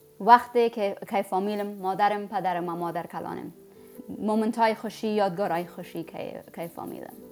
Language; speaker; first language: Persian; early bilingual, heritage; Persian